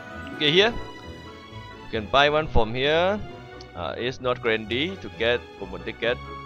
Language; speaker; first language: English; non-native, learner; Thai